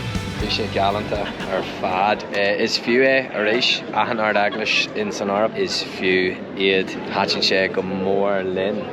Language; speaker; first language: Irish; non-native, local second language; English